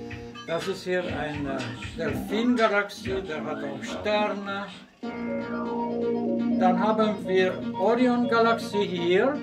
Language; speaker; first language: German; non-native, fluent; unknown